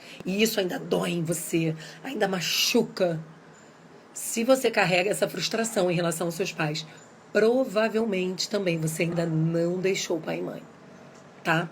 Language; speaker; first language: Portuguese; native; Portuguese